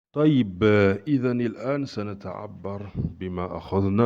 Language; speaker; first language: Arabic; non-native, fluent; French